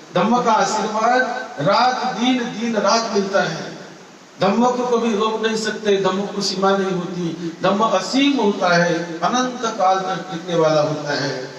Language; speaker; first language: Hindi; non-native, local second language; Marathi